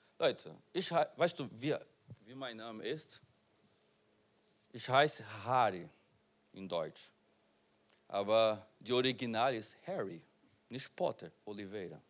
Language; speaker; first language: German; non-native, learner; Portuguese